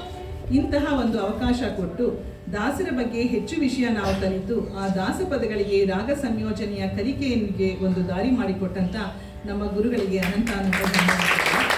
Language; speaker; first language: Kannada; native; Kannada